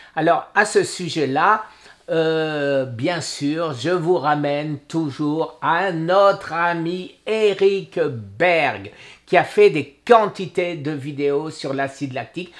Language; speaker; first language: French; native; French